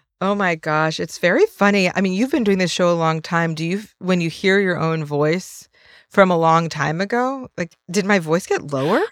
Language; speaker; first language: English; native; English